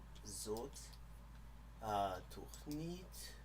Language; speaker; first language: Hebrew; non-native, learner; English